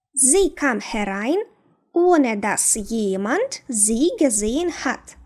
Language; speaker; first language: German; non-native, fluent; Ukrainian